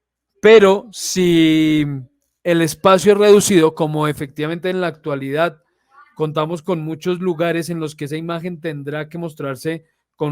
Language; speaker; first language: Spanish; native; Spanish